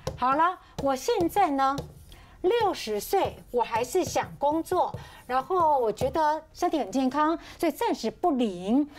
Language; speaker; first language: Chinese; native; Chinese